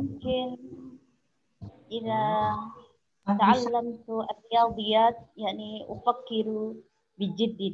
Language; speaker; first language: Arabic; non-native, learner; Indonesian